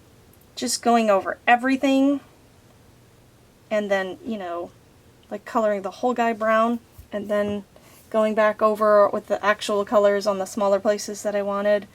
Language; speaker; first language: English; native; English